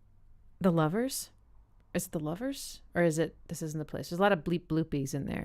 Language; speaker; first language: English; native; English